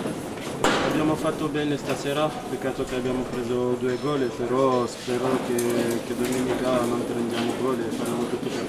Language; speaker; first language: Italian; non-native, fluent; French